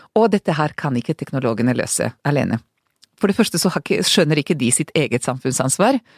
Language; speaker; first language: Norwegian; non-native, fluent; Serbian